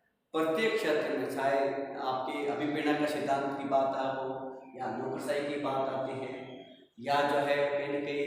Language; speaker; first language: Hindi; native; Hindi